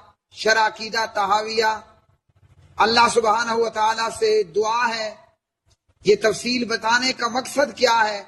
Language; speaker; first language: Urdu; native; Urdu